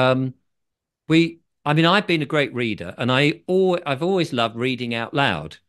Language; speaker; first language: English; native; English